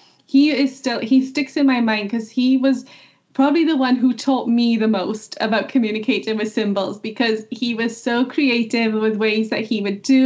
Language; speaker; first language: English; native; English